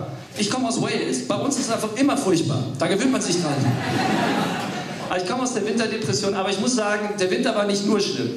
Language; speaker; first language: German; early bilingual, other home language; English